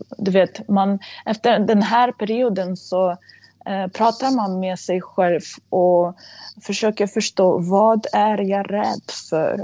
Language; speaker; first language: Swedish; non-native, fluent; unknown